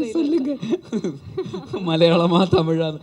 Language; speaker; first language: Tamil; non-native, learner; Malayalam